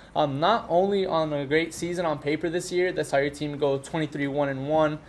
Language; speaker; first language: English; early bilingual, other home language; Spanish